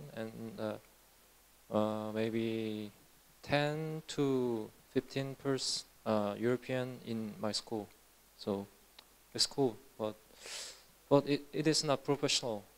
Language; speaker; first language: English; non-native, learner; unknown